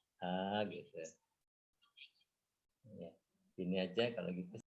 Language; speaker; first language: Indonesian; native; Indonesian